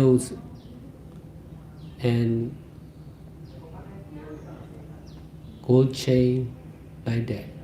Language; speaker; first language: English; non-native, fluent; Burmese